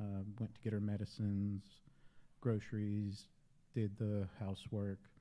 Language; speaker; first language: English; native; English